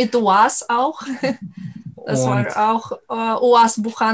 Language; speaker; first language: German; non-native, learner; Russian